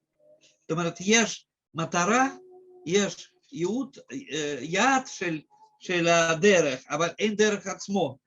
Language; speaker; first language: Hebrew; non-native, fluent; Russian